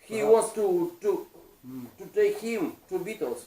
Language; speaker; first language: English; non-native, learner; Russian